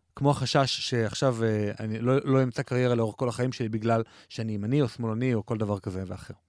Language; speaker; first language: Hebrew; native; Hebrew